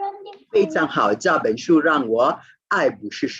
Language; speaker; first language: Chinese; non-native, fluent; Swahili